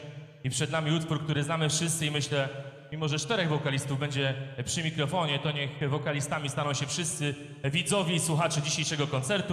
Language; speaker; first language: Polish; native; Polish